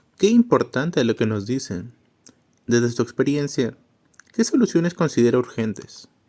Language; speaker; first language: Spanish; native; Spanish